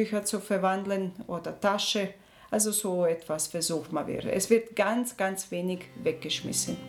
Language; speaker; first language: German; non-native, learner; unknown